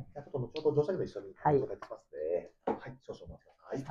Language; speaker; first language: Japanese; native; Japanese